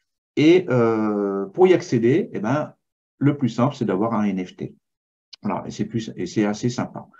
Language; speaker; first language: French; native; French